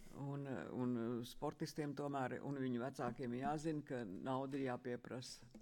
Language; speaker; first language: Latvian; native; Latvian